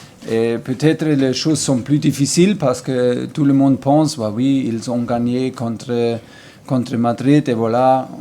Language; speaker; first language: French; non-native, learner; German